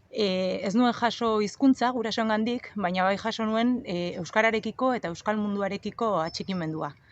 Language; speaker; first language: Basque; non-native, local second language; Spanish